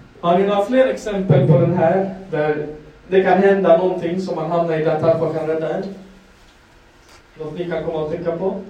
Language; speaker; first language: Swedish; non-native, fluent; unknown